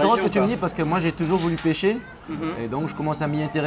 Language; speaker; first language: French; native; French